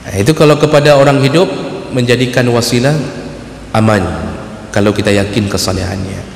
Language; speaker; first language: Malay; non-native, local second language; Achinese